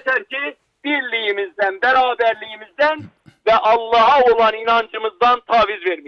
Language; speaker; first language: Turkish; native; Turkish